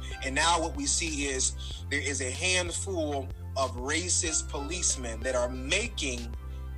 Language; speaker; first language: English; native; English